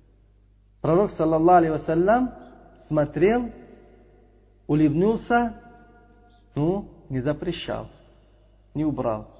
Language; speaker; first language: Russian; non-native, local second language; Uzbek